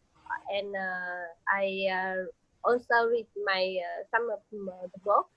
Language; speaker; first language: English; non-native, learner; Vietnamese